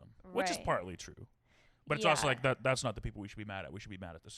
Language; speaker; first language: English; native; English